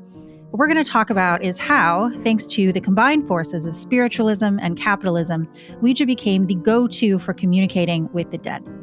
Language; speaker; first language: English; native; English